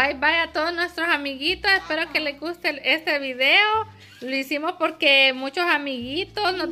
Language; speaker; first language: Spanish; native; Spanish